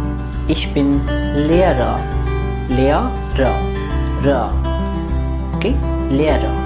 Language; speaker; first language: German; non-native, fluent; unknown